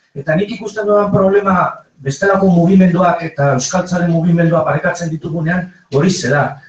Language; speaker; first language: Basque; non-native, local second language; Spanish